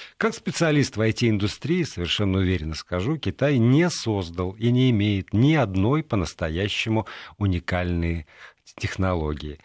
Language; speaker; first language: Russian; native; Russian